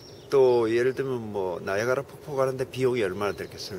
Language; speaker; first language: Korean; native; Korean